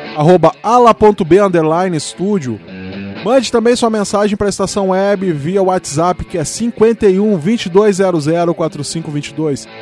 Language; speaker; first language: Portuguese; native; Portuguese